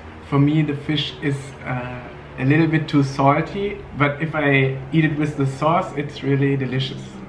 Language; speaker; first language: English; non-native, fluent; German